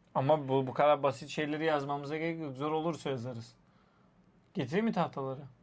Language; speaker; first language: Turkish; native; Turkish